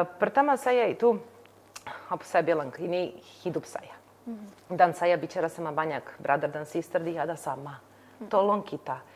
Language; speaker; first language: Indonesian; non-native, learner; Serbian